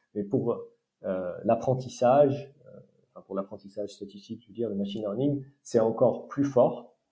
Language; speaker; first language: French; non-native, local second language; Arabic